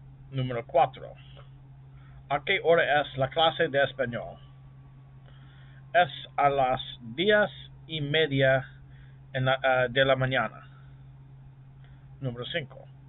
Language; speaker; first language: Spanish; non-native, learner; English